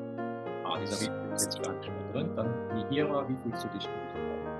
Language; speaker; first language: German; native; German